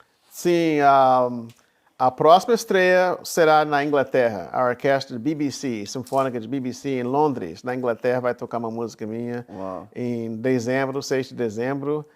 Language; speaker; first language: Portuguese; non-native, fluent; English